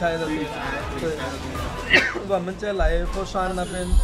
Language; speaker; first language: Chinese; non-native, learner; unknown